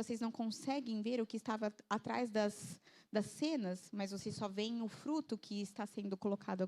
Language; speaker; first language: Portuguese; native; Portuguese